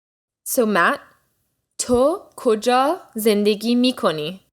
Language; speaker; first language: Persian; early bilingual, heritage; Persian